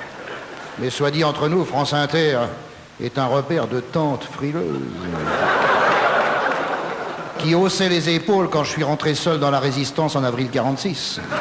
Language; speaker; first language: French; native; French